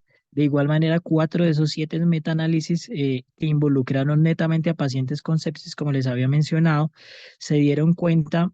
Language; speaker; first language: Spanish; native; Spanish